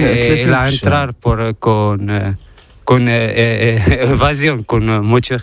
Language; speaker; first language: Spanish; non-native, learner; Arabic